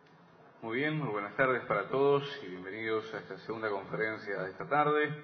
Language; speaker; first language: Spanish; native; Spanish